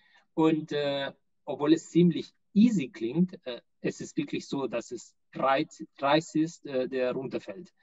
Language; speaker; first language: German; non-native, fluent; Spanish